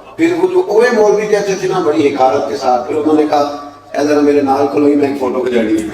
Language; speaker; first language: Urdu; non-native, local second language; Punjabi